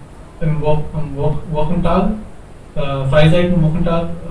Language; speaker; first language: German; non-native, learner; Hindi